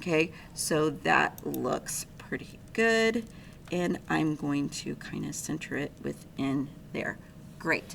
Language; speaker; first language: English; native; English